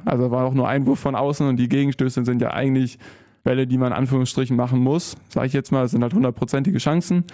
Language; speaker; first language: German; native; German